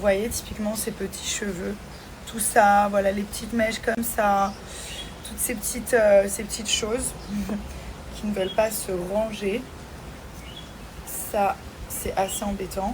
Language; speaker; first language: French; native; French